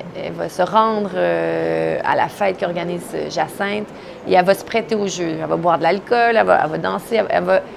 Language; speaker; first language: French; native; French